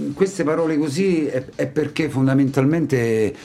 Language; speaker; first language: Italian; native; Italian